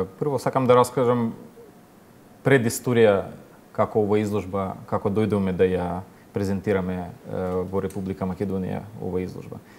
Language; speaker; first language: Macedonian; non-native, fluent; Ukrainian